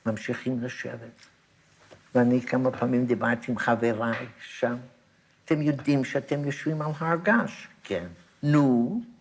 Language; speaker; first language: Hebrew; non-native, fluent; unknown